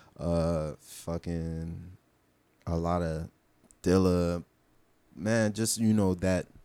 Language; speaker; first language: English; early bilingual, other home language; Haitian Creole